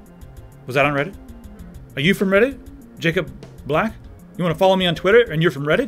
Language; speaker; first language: English; native; English